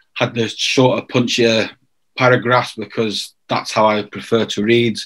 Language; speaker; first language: English; native; English